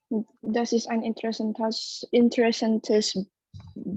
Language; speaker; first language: German; non-native, learner; Indonesian